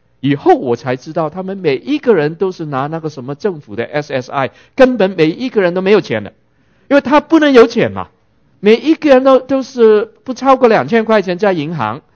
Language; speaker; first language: Chinese; non-native, local second language; Cantonese